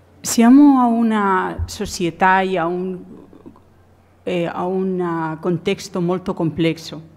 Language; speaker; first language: Italian; non-native, learner; Spanish